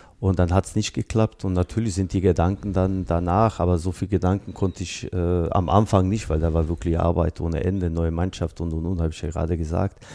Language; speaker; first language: German; early bilingual, other home language; Bosnian